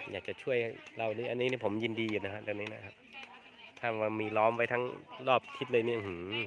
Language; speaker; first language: Thai; native; Thai